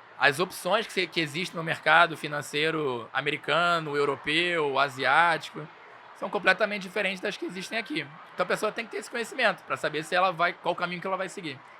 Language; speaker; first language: Portuguese; native; Portuguese